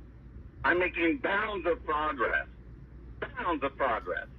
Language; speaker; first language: English; native; English